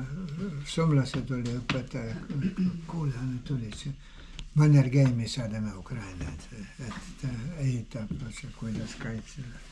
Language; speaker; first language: Estonian; non-native, learner; Ukrainian